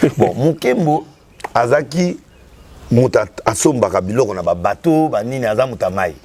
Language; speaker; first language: Lingala; non-native, local second language; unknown